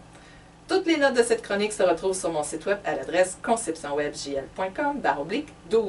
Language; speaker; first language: French; native; French